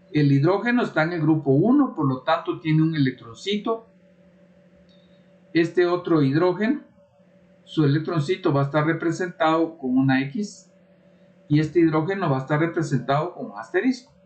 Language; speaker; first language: Spanish; native; Spanish